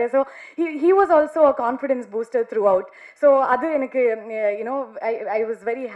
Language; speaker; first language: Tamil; non-native, learner; Kannada